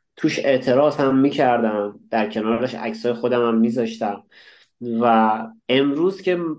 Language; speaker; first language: Persian; native; Persian